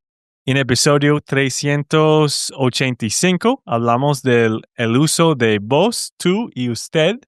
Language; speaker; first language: Spanish; non-native, fluent; English